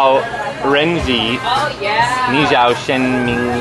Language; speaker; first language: Chinese; non-native, learner; English